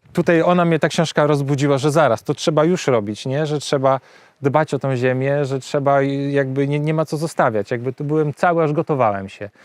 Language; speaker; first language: Polish; native; Polish